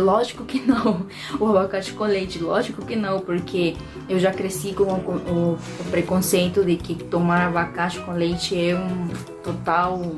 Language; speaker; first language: Portuguese; non-native, fluent; Spanish